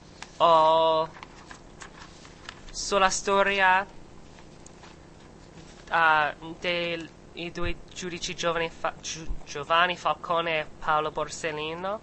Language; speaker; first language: Italian; non-native, learner; English